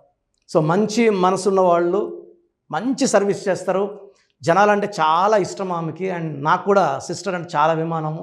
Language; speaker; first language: Telugu; native; Telugu